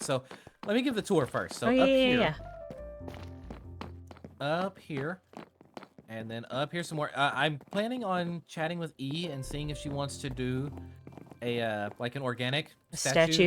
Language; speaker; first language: English; native; English